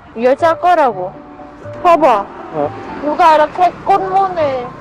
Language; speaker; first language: Korean; non-native, learner; Khmer